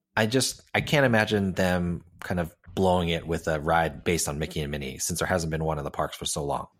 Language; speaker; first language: English; non-native, local second language; Cantonese